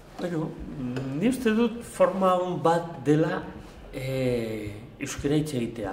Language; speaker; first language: Basque; non-native, local second language; Spanish